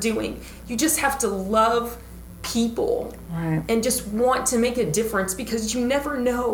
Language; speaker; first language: English; native; English